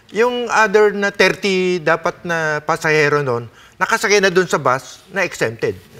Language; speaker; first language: Filipino; native; Filipino